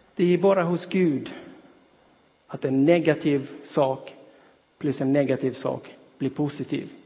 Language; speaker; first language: Swedish; non-native, fluent; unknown